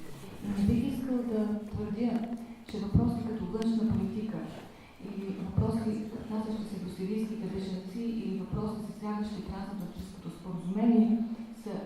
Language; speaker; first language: Bulgarian; native; Bulgarian